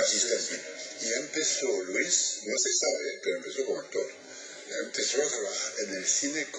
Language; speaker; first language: Spanish; non-native, fluent; French